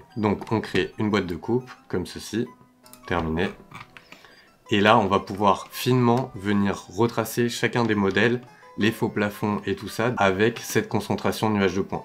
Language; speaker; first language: French; native; French